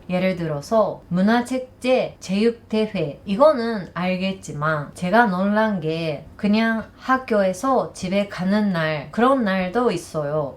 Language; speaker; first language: Korean; non-native, learner; Japanese